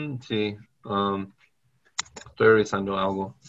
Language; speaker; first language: Spanish; non-native, learner; English